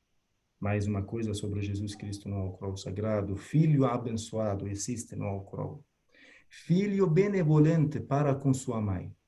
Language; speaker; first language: Portuguese; non-native, fluent; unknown